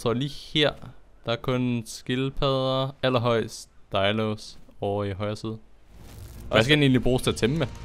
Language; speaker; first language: Danish; native; Danish